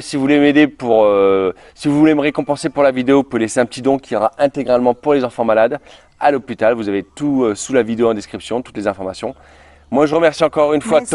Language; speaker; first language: French; native; French